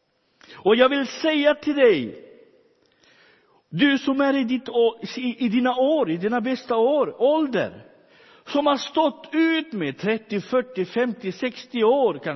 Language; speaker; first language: Swedish; non-native, fluent; Romany